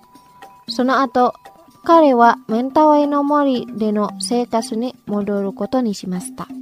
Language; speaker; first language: Japanese; non-native, fluent; Indonesian